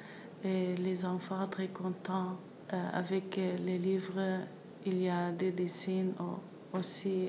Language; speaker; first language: French; non-native, learner; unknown